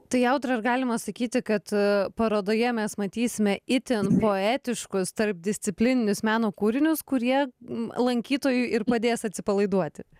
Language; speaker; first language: Lithuanian; native; Lithuanian